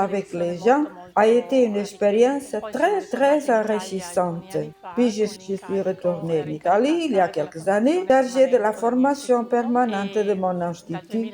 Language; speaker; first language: French; non-native, fluent; Italian